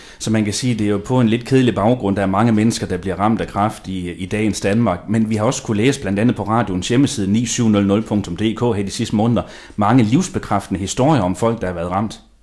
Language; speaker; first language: Danish; native; Danish